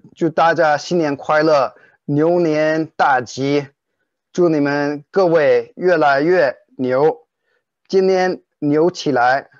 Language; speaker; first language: Chinese; non-native, fluent; English